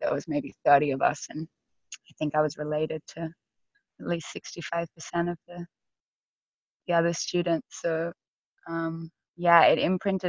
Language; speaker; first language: English; native; English